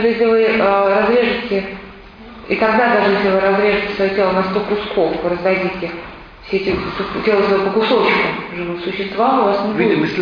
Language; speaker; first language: Russian; native; Russian